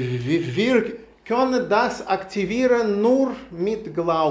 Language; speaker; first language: German; non-native, learner; Russian